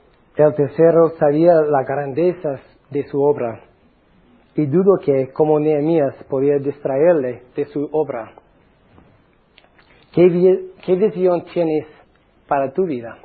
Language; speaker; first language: Spanish; non-native, fluent; English